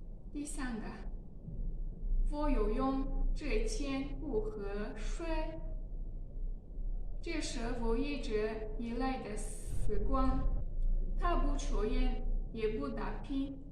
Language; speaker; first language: Chinese; non-native, learner; Tajik